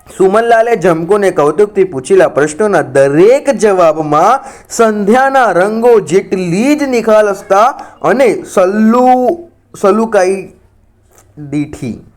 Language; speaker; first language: Gujarati; non-native, local second language; Marathi